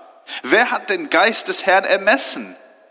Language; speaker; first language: German; non-native, fluent; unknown